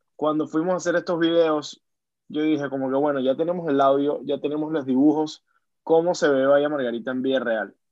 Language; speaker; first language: Spanish; native; Spanish